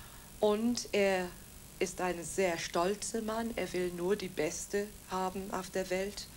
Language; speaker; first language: German; non-native, fluent; Welsh